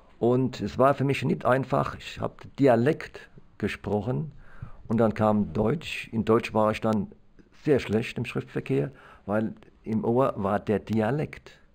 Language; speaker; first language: German; native; German